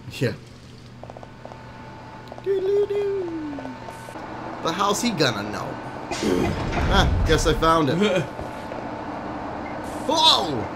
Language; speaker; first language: English; native; English